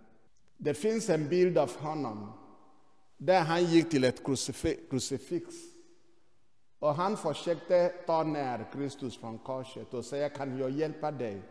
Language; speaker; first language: Swedish; non-native, fluent; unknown